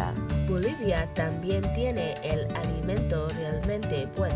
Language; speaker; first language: Spanish; non-native, learner; English